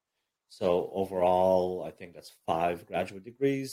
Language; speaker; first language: English; early bilingual, other home language; Arabic